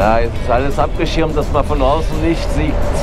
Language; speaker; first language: German; non-native, fluent; French